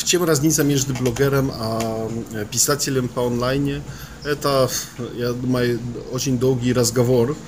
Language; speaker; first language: Russian; non-native, learner; Polish